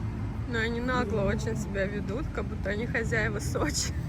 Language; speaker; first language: Russian; native; Russian